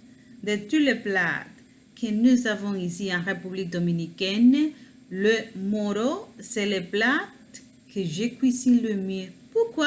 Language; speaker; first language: French; non-native, learner; Spanish